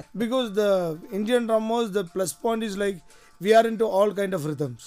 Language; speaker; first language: English; non-native, local second language; Malayalam